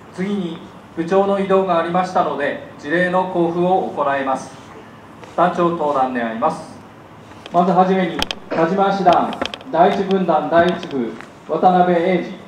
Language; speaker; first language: Japanese; native; Japanese